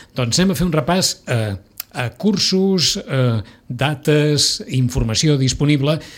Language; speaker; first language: Catalan; native; Catalan